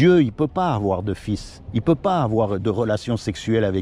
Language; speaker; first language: French; native; French